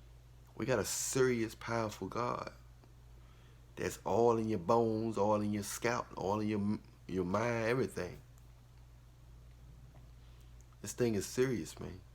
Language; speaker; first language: English; native; English